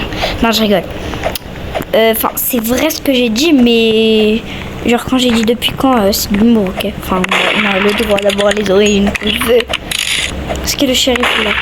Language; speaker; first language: French; native; French